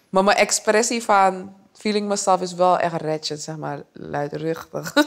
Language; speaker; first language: Dutch; early bilingual, other home language; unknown